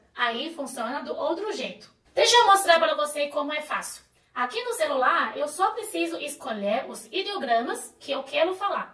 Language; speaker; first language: Portuguese; non-native, fluent; Chinese